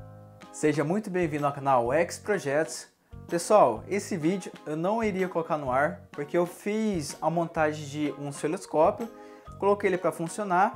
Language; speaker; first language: Portuguese; native; Portuguese